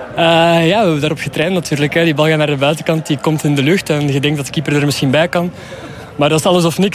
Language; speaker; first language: Dutch; native; Dutch